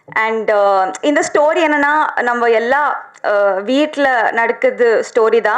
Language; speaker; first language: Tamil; non-native, learner; Telugu